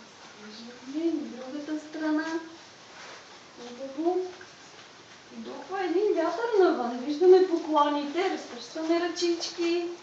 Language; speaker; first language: Bulgarian; native; Bulgarian